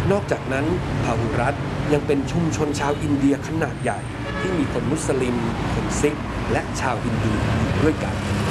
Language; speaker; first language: Thai; native; Thai